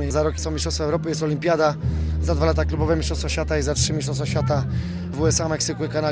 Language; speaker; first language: Polish; native; Polish